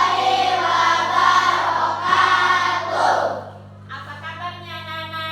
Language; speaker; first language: Indonesian; native; Indonesian